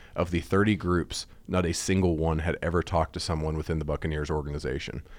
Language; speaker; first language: English; native; English